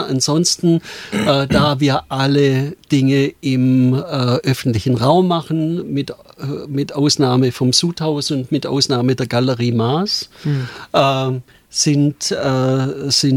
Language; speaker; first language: German; native; German